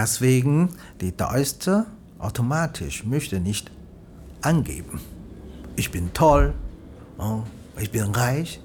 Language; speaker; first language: German; non-native, learner; Chinese